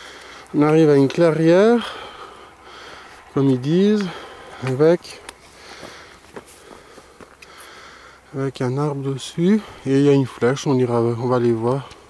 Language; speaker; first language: French; native; French